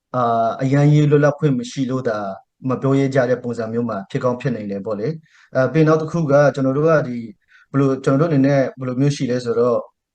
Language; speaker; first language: Burmese; non-native, local second language; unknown